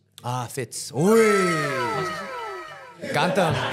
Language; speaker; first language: Indonesian; early bilingual, heritage; English